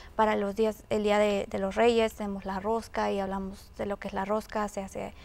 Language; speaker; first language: Spanish; native; Spanish